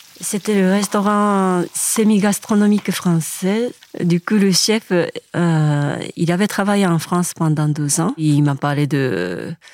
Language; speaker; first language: French; non-native, fluent; Japanese